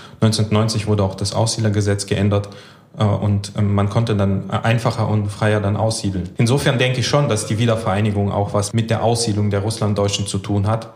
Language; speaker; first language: German; early bilingual, other home language; Russian